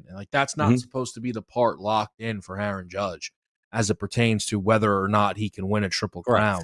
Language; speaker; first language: English; native; English